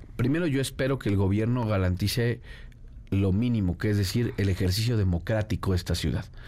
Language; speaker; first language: Spanish; native; Spanish